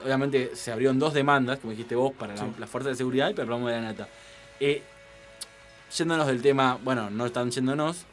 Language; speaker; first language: Spanish; native; Spanish